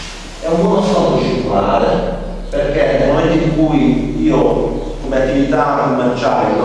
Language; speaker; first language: Italian; native; Italian